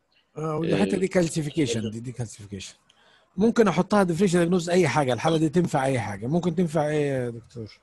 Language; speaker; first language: Arabic; native; Arabic